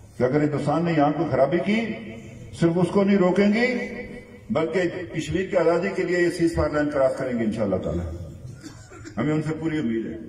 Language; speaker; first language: Urdu; non-native, local second language; Pahari-Potwari